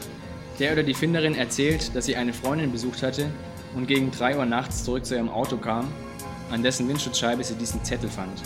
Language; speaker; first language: German; native; German